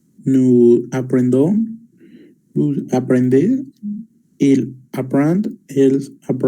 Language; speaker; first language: French; non-native, learner; Spanish